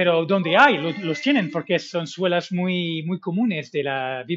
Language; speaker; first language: Spanish; non-native, fluent; English